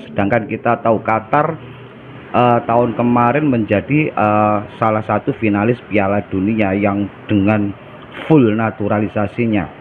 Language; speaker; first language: Indonesian; native; Indonesian